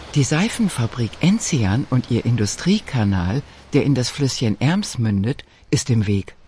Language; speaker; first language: German; native; German